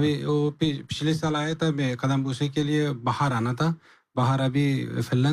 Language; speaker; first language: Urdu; non-native, learner; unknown